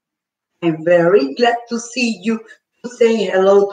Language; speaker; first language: English; non-native, fluent; Spanish